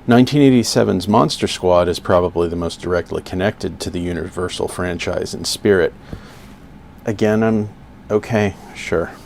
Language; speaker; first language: English; native; English